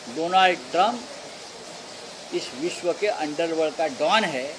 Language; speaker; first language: Hindi; non-native, local second language; Marathi